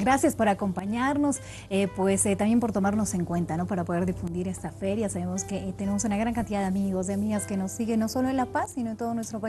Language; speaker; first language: Spanish; native; Spanish